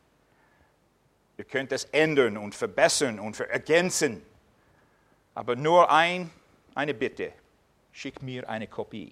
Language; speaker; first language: German; non-native, fluent; English